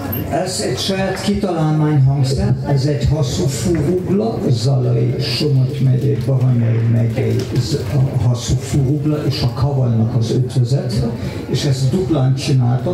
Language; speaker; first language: Hungarian; non-native, fluent; German